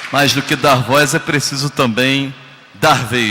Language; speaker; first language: Portuguese; native; Portuguese